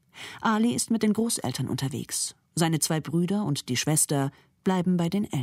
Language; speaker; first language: German; native; German